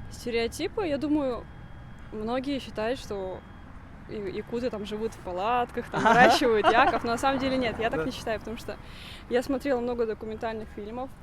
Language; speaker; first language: Russian; native; Russian